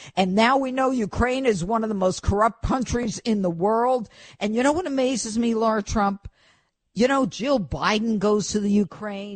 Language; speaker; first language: English; native; English